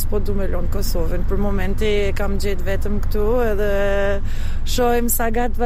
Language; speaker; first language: Albanian; non-native, fluent; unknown